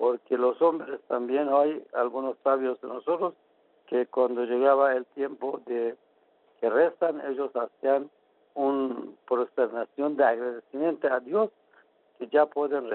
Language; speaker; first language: Spanish; non-native, fluent; Persian